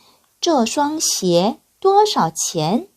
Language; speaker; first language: Chinese; non-native, fluent; Korean